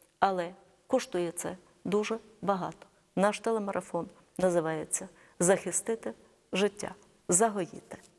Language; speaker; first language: Ukrainian; native; Ukrainian